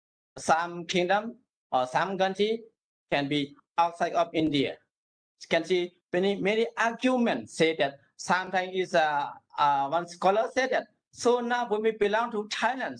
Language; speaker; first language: English; non-native, learner; Burmese